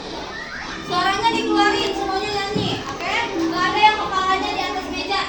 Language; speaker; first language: Indonesian; native; Indonesian